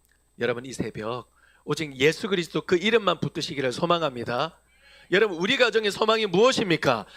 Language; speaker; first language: Korean; native; Korean